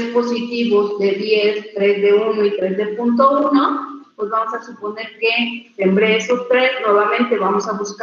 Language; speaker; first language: Spanish; native; Spanish